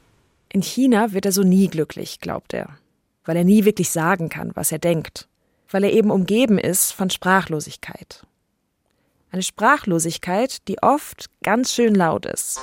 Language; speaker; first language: German; native; German